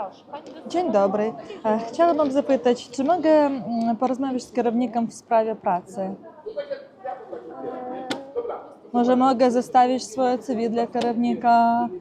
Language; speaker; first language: Polish; non-native, learner; Russian